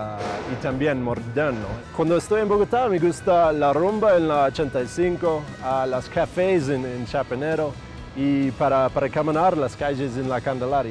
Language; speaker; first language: Spanish; non-native, fluent; English